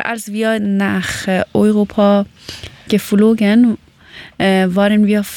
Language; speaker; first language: German; early bilingual, other home language; Persian